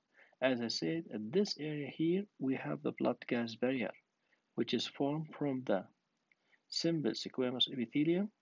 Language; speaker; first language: English; non-native, fluent; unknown